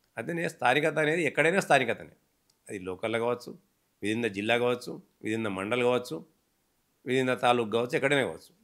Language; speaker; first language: Telugu; native; Telugu